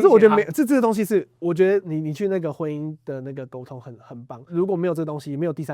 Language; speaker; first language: Chinese; native; Chinese